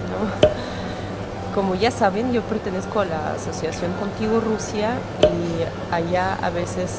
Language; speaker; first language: Spanish; non-native, fluent; Russian